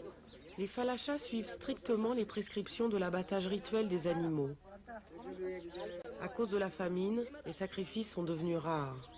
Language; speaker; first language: French; native; French